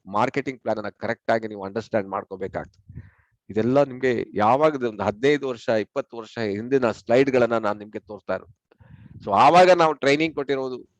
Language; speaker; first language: Kannada; non-native, local second language; Tulu